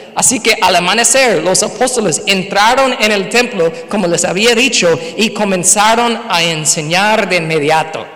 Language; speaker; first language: Spanish; non-native, fluent; English